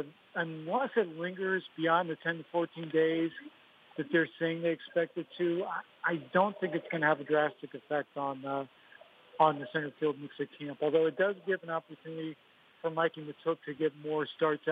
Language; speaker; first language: English; native; English